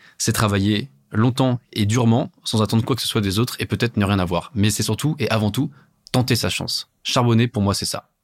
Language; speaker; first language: French; native; French